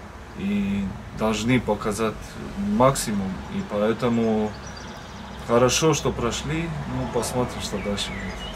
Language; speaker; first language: Russian; non-native, learner; Croatian